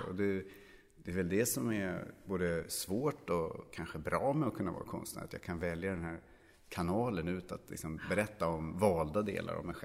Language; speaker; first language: Swedish; native; Swedish